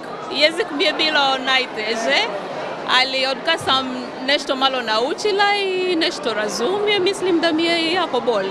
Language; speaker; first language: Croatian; non-native, learner; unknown